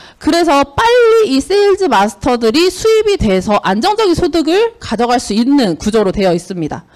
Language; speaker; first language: Korean; native; Korean